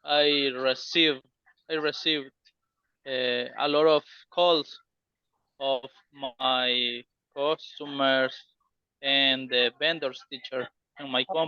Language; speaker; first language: English; non-native, learner; Spanish